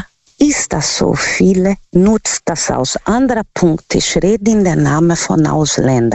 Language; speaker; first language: German; non-native, fluent; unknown